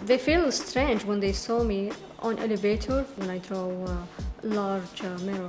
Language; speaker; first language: English; non-native, learner; Arabic